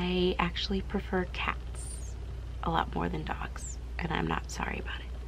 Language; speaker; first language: English; native; English